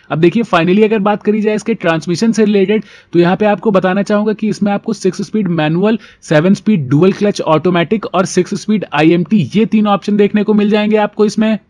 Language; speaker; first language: Hindi; native; Hindi